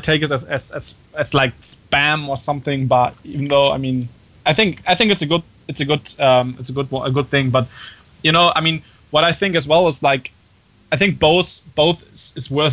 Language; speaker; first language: English; non-native, fluent; German